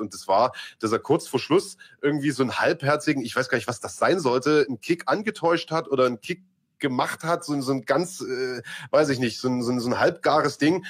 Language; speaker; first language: German; native; German